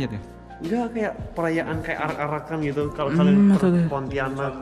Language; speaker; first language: Indonesian; native; Indonesian